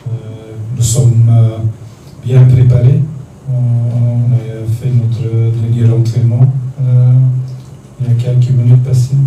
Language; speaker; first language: French; non-native, learner; Dutch